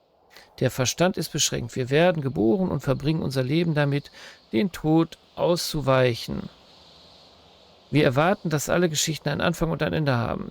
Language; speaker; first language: German; native; German